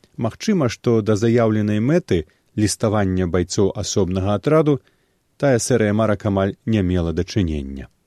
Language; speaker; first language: Belarusian; native; Belarusian